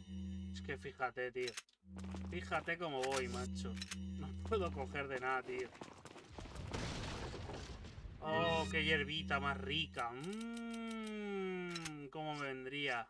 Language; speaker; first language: Spanish; native; Spanish